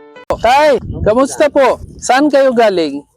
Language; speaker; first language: Filipino; non-native, learner; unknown